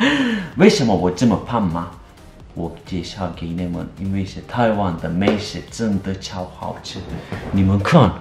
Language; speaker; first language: Chinese; non-native, learner; Turkish